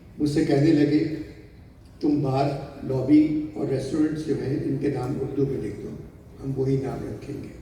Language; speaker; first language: Urdu; native; Urdu